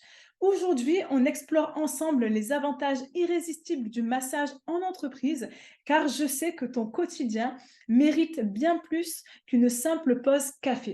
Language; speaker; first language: French; native; French